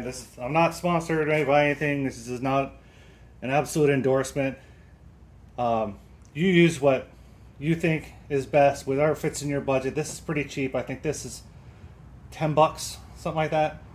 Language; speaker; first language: English; native; English